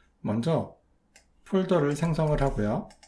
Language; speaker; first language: Korean; native; Korean